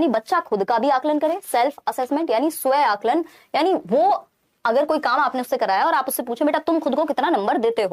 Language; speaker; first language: Hindi; native; Hindi